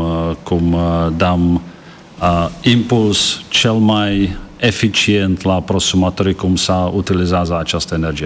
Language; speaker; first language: Romanian; non-native, fluent; Czech